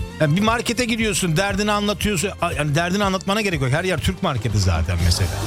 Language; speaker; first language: Turkish; early bilingual, heritage; Turkish